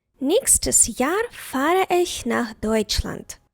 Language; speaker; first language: German; non-native, fluent; Ukrainian